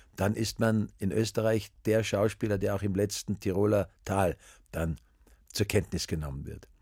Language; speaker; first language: German; native; German